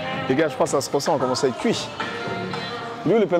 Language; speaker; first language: French; native; French